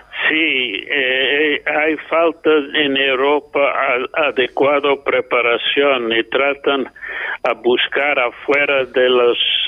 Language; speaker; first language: Spanish; non-native, fluent; English